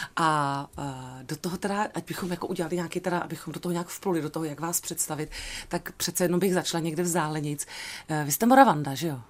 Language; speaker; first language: Czech; native; Czech